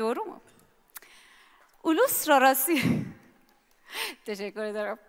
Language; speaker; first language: Turkish; non-native, learner; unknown